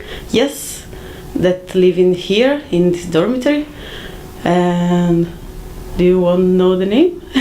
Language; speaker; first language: English; non-native, learner; Italian